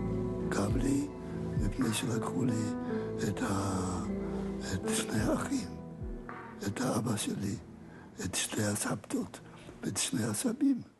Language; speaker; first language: Hebrew; non-native, fluent; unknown